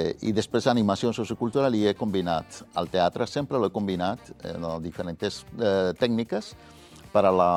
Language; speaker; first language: Catalan; non-native, fluent; Spanish